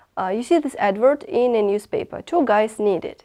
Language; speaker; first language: English; non-native, fluent; Russian